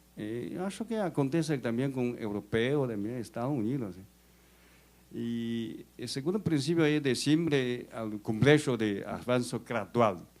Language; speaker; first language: Portuguese; non-native, learner; Chinese